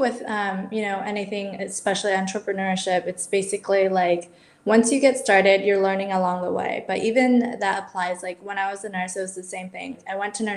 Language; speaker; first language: English; native; English